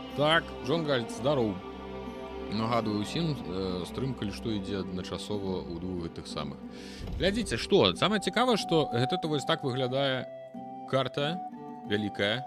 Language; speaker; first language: Belarusian; non-native, local second language; Russian